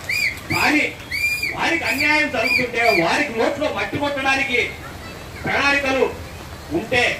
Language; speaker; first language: Telugu; native; Telugu